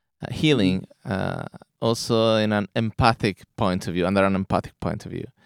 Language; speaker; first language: English; non-native, fluent; Italian